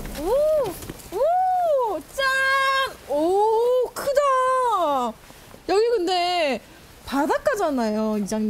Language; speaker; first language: Korean; native; Korean